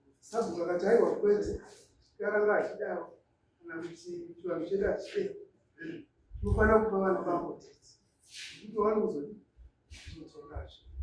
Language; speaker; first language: Shona; native; Shona